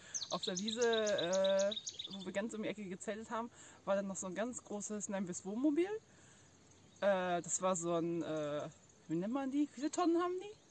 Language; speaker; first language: German; native; German